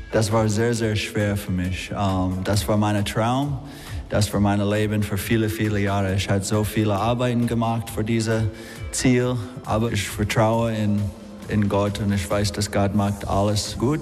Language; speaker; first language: German; non-native, learner; English